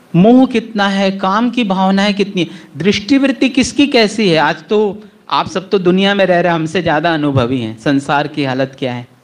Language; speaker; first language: Hindi; native; Hindi